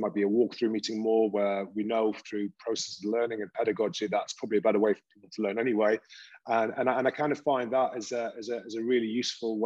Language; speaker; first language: English; native; English